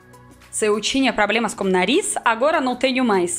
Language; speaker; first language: Portuguese; non-native, learner; Russian